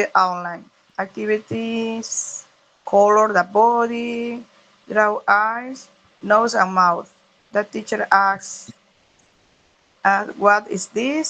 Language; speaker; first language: English; non-native, learner; Spanish